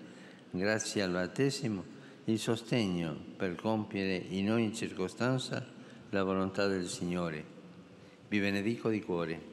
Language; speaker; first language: Italian; non-native, fluent; Spanish